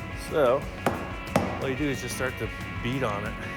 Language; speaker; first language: English; native; English